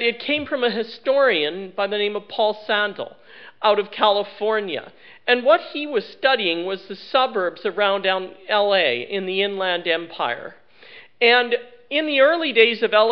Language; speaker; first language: English; native; English